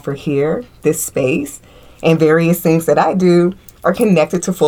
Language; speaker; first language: English; native; English